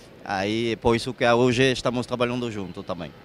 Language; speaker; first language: Portuguese; non-native, fluent; French